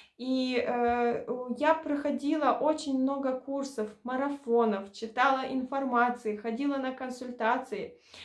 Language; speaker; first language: Russian; non-native, local second language; Ukrainian